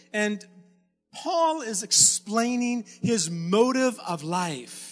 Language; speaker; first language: English; native; English